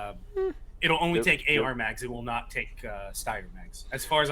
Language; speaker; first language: English; native; English